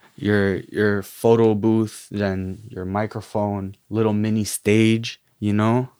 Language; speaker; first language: English; native; English